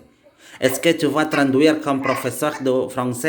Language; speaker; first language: French; non-native, learner; Indonesian